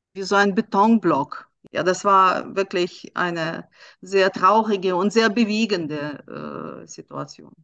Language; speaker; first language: German; non-native, fluent; Russian